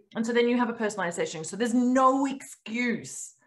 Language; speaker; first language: English; native; English